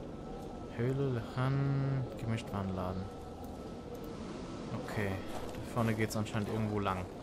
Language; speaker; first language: German; native; German